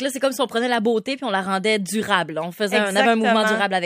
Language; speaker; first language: French; native; French